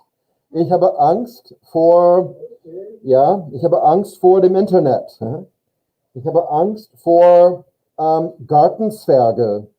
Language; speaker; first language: German; non-native, fluent; English